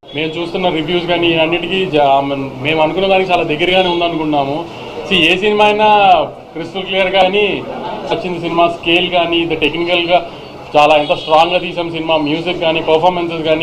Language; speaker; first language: Telugu; native; Telugu